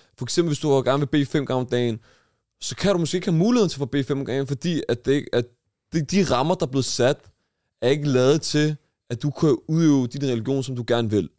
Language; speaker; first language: Danish; early bilingual, other home language; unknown